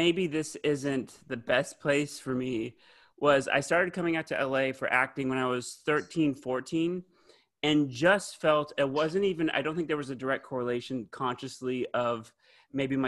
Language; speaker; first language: English; native; English